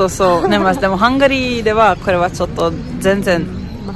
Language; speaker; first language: Japanese; non-native, learner; Hungarian